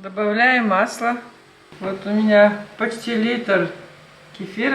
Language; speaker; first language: Russian; non-native, local second language; Chechen